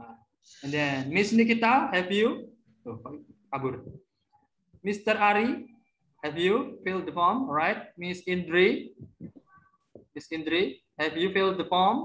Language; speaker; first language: English; non-native, learner; Indonesian